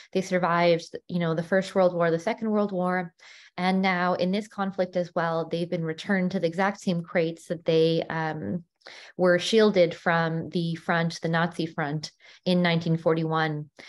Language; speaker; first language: English; early bilingual, other home language; Ukrainian